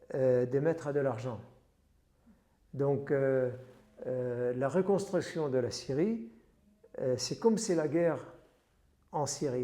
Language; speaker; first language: French; non-native, fluent; Arabic